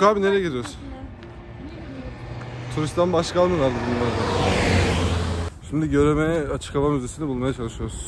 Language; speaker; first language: Turkish; native; Turkish